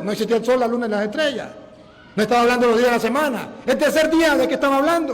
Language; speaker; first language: Spanish; native; Spanish